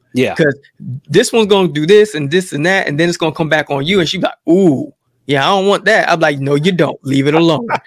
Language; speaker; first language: English; native; English